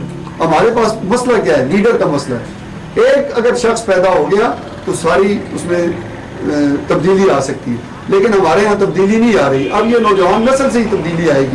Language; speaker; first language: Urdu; non-native, local second language; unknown